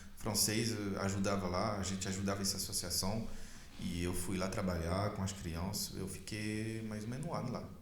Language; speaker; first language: Portuguese; non-native, fluent; French